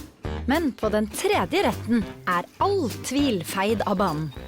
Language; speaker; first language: Norwegian; native; Norwegian